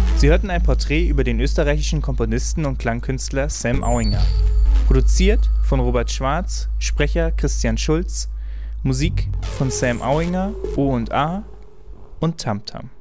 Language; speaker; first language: German; native; German